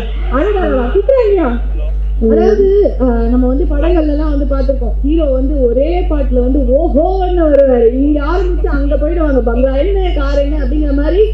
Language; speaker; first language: Tamil; native; Tamil